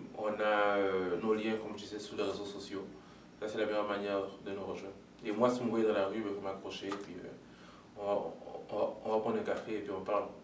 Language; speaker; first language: French; non-native, local second language; Lingala